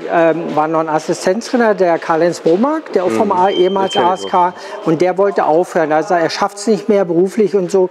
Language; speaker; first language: German; native; German